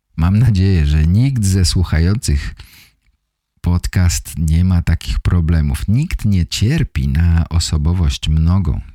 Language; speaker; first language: Polish; native; Polish